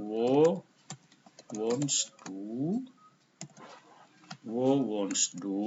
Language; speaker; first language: German; non-native, fluent; Indonesian